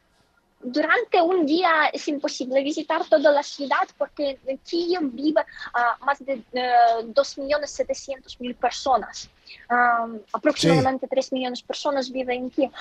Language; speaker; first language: Spanish; non-native, fluent; Ukrainian